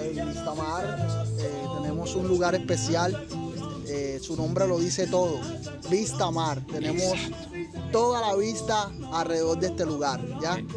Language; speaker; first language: Spanish; native; Spanish